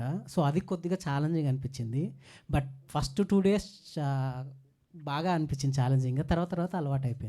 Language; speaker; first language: Telugu; native; Telugu